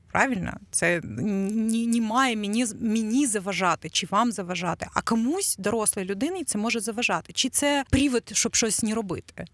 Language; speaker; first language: Ukrainian; non-native, local second language; Russian